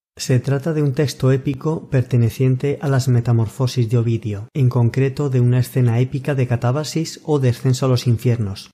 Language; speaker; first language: Spanish; native; Spanish